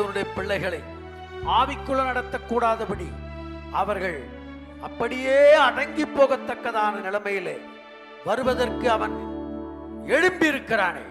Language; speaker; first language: Tamil; native; Tamil